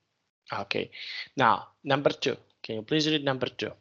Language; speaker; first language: English; non-native, fluent; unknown